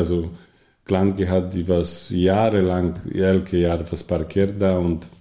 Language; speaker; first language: German; non-native, learner; Polish